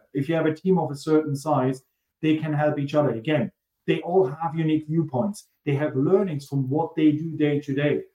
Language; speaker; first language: English; non-native, fluent; German